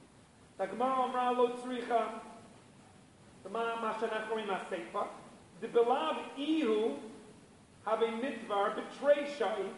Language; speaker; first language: Hebrew; non-native, fluent; English